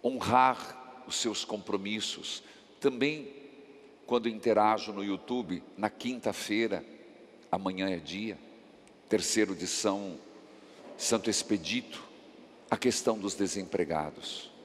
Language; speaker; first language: Portuguese; native; Portuguese